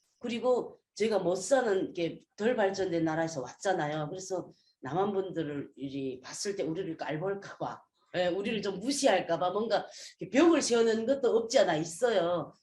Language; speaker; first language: Korean; native; Korean